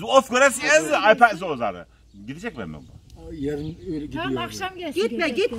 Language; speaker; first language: Turkish; non-native, local second language; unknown